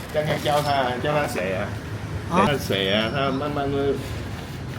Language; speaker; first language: Chinese; early bilingual, heritage; Min Nan Chinese